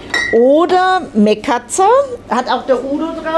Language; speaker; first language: German; native; German